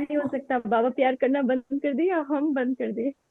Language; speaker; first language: Hindi; native; Hindi